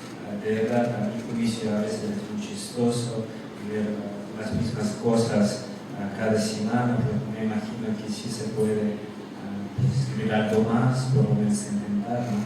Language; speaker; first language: Spanish; non-native, fluent; Russian